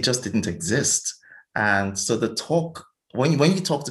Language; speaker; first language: English; non-native, local second language; Igbo